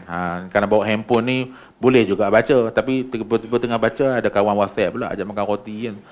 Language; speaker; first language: Malay; native; Malay